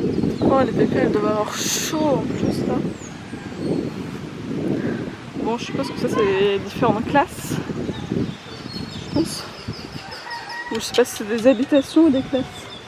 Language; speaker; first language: French; native; French